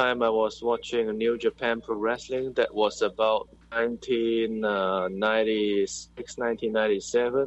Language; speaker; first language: English; non-native, local second language; Cantonese